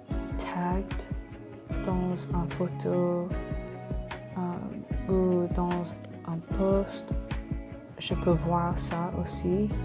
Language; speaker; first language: French; non-native, learner; English